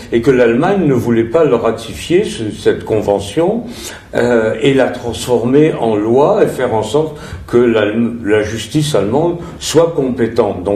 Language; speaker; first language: French; early bilingual, other home language; Russian